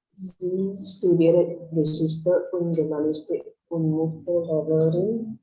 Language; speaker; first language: German; non-native, learner; Indonesian